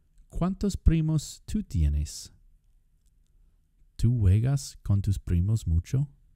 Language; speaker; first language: Spanish; non-native, fluent; English